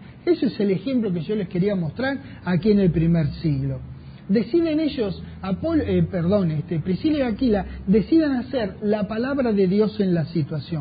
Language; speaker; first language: Spanish; native; Spanish